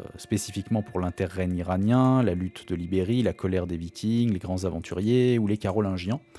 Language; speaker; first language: French; native; French